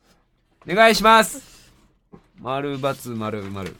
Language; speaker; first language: Japanese; native; Japanese